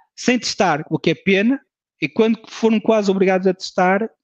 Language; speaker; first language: Portuguese; early bilingual, heritage; French